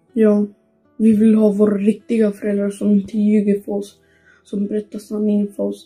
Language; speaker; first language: Swedish; early bilingual, other home language; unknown